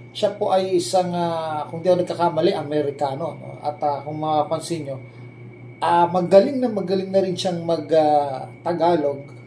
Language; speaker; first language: Filipino; native; Filipino